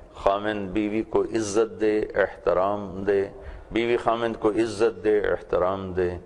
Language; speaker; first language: Urdu; non-native, local second language; Punjabi